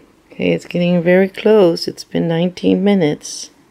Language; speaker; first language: English; native; English